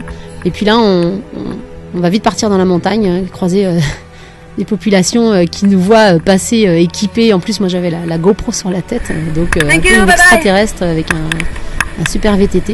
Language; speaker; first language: French; native; French